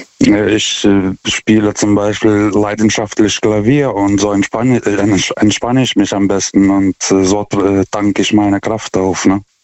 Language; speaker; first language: German; non-native, fluent; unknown